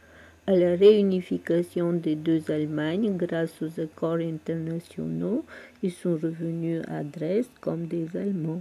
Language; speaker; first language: French; non-native, fluent; Russian